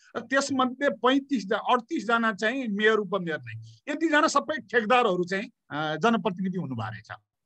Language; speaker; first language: Nepali; native; Nepali